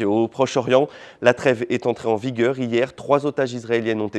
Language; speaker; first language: French; native; French